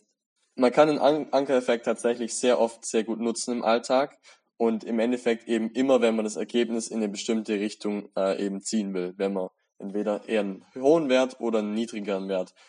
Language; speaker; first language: German; native; German